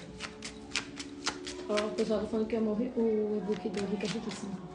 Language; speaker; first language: Portuguese; native; Portuguese